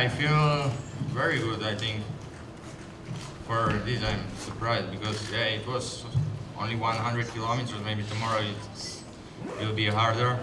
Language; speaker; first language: English; non-native, learner; Slovak